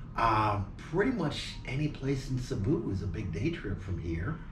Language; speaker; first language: English; native; English